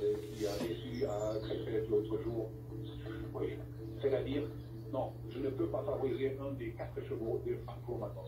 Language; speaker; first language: French; non-native, fluent; German